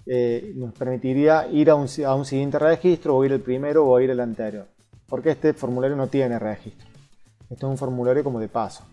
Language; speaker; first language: Spanish; native; Spanish